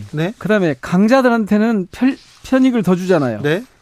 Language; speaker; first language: Korean; native; Korean